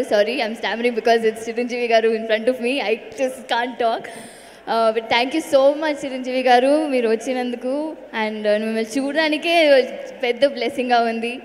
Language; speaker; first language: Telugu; non-native, learner; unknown